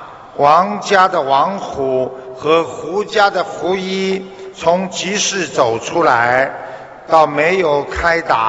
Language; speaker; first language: Chinese; native; Chinese